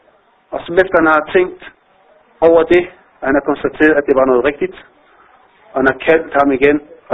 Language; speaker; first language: Danish; non-native, fluent; Arabic